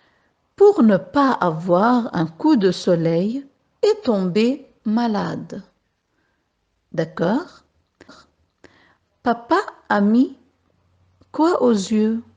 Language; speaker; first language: French; non-native, local second language; Arabic